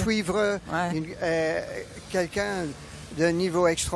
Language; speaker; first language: French; non-native, fluent; English